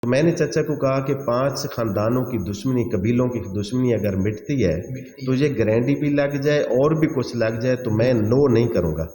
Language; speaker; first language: Urdu; non-native, local second language; Saraiki